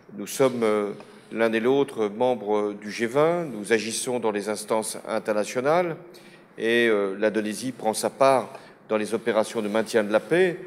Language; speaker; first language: French; native; French